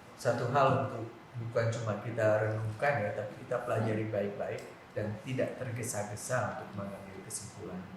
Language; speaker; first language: Indonesian; non-native, local second language; Javanese